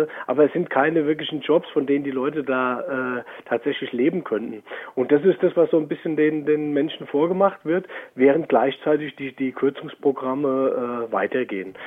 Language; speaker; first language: German; native; German